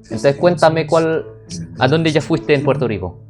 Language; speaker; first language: Spanish; non-native, learner; Indonesian